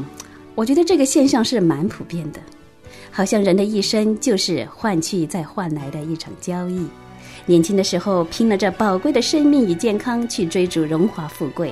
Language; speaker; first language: Chinese; native; Chinese